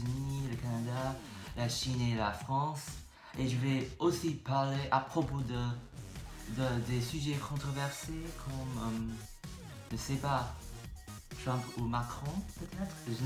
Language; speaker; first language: French; non-native, learner; English